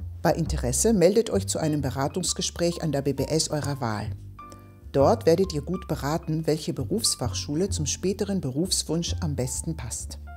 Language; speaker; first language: German; non-native, fluent; Greek